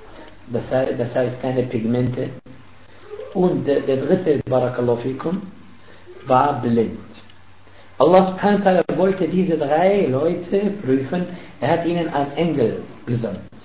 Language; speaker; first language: German; non-native, fluent; Arabic